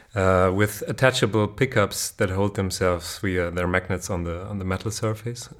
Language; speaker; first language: English; non-native, fluent; German